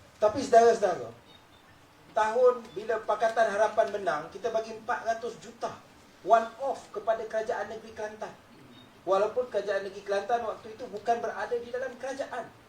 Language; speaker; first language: Malay; native; Malay